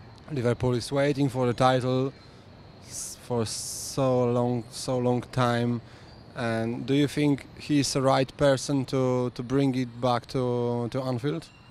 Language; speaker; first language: English; non-native, fluent; Polish